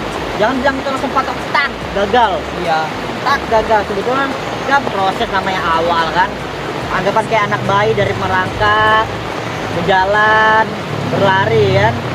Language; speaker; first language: Indonesian; native; Indonesian